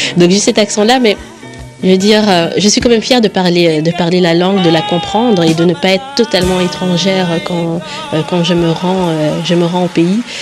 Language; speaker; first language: French; early bilingual, other home language; Kongo